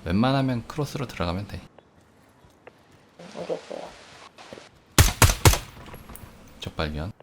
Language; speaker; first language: Korean; native; Korean